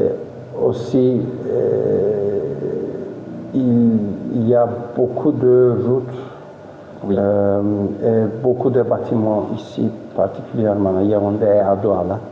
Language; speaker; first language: French; non-native, fluent; Turkish